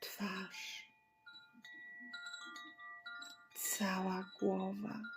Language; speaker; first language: Polish; native; Polish